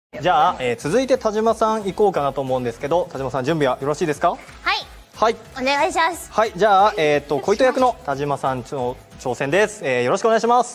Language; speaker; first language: Japanese; native; Japanese